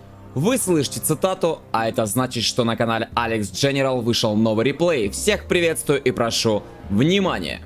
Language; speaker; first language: Russian; native; Russian